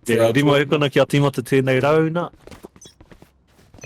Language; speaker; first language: Māori; non-native, local second language; English